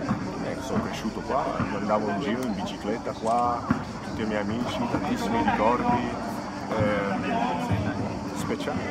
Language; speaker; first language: Italian; early bilingual, other home language; English